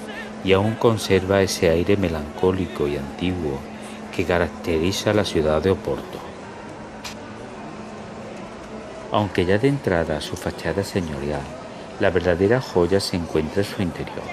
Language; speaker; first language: Spanish; native; Spanish